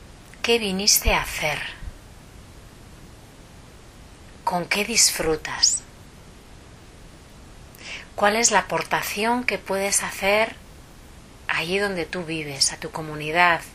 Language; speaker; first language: Spanish; native; Spanish